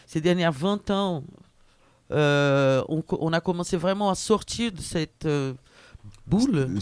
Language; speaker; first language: French; non-native, fluent; Portuguese